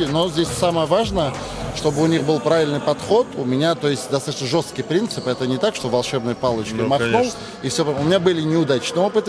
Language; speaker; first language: Russian; native; Russian